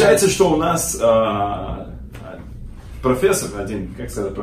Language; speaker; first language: Russian; non-native, learner; Portuguese